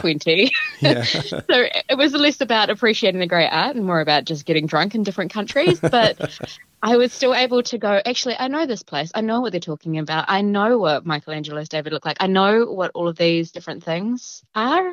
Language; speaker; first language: English; native; English